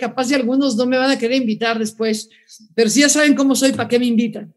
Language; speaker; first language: Spanish; native; Spanish